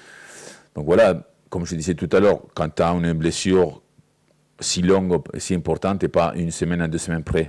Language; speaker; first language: French; native; French